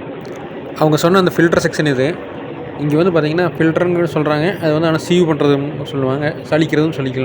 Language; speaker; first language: Tamil; native; Tamil